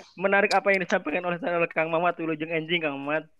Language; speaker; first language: Indonesian; native; Indonesian